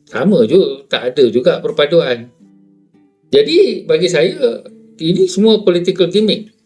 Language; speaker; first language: Malay; native; Malay